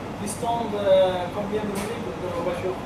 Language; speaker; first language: French; non-native, learner; Bangla